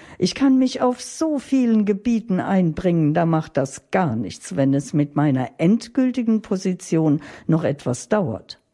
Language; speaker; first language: German; native; German